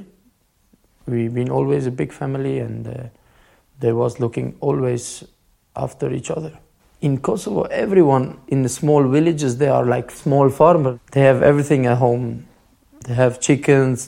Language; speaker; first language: English; non-native, fluent; Albanian